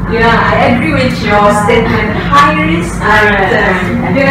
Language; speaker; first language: English; non-native, local second language; Malay